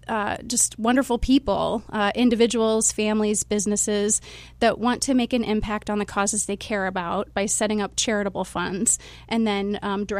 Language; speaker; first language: English; native; English